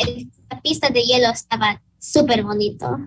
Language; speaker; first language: Spanish; early bilingual, heritage; Spanish